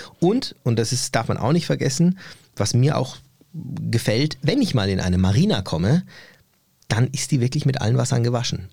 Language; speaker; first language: German; early bilingual, other home language; Turkish